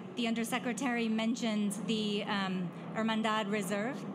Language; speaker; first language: English; native; English